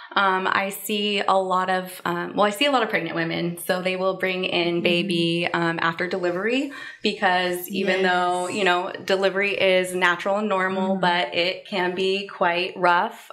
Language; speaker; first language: English; native; English